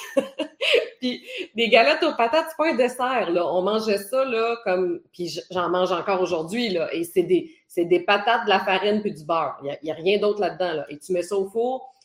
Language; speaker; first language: French; native; French